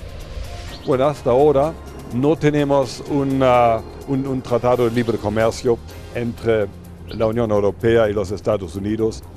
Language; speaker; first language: Spanish; non-native, fluent; German